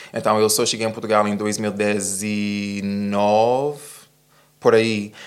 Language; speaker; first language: Portuguese; non-native, fluent; English